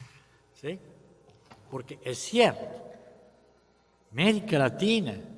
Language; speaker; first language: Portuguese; non-native, fluent; Spanish